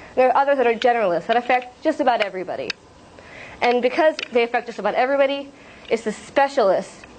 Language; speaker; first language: English; native; English